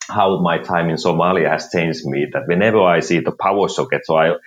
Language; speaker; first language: English; non-native, fluent; Finnish